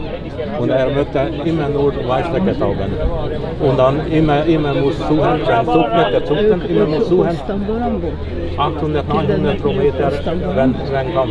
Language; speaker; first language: German; non-native, learner; Hungarian